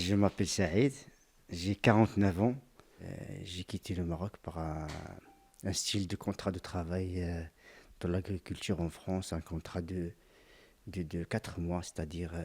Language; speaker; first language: French; non-native, fluent; Arabic